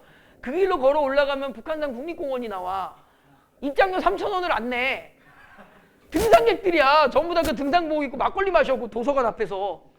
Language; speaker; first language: Korean; native; Korean